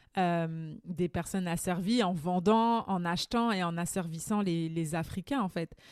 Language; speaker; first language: French; native; French